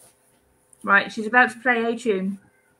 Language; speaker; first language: English; native; English